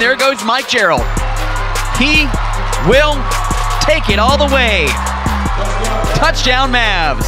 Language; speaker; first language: English; native; English